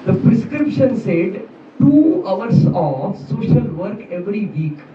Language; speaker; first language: English; non-native, local second language; Marathi